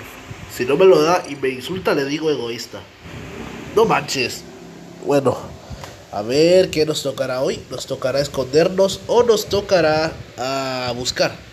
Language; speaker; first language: Spanish; native; Spanish